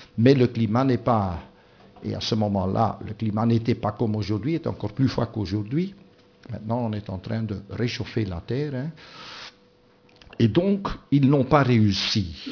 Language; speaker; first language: French; non-native, local second language; Dutch